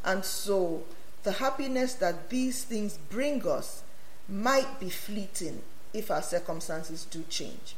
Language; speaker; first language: English; non-native, local second language; Yoruba